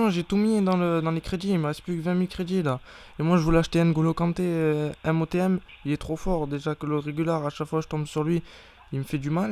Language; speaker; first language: French; native; French